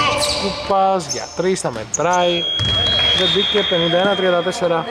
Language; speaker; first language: Greek; native; Greek